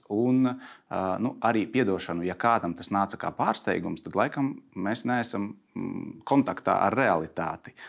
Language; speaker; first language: Latvian; non-native, local second language; Russian